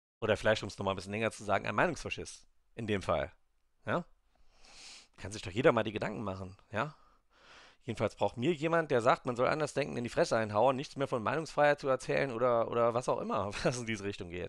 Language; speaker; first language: German; native; German